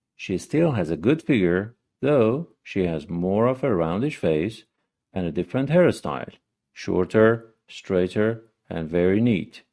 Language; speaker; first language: English; non-native, fluent; Persian